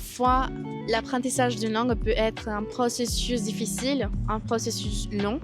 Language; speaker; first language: French; non-native, fluent; Spanish